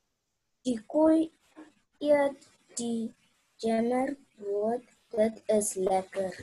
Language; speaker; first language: Afrikaans; non-native, local second language; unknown